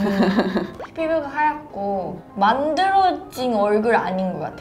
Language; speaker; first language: Korean; non-native, fluent; Japanese